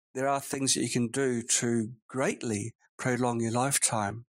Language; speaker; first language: English; native; English